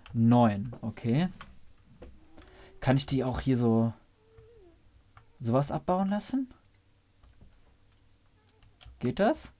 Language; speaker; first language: German; native; German